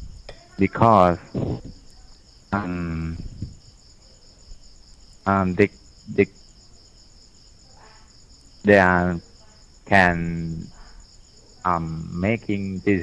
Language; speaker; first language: English; non-native, learner; Thai